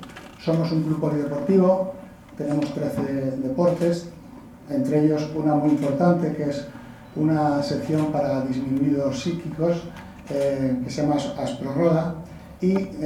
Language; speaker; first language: Spanish; native; Spanish